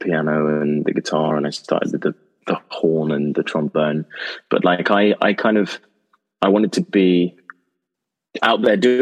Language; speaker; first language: English; native; English